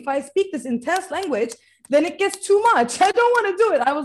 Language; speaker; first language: English; non-native, fluent; Turkish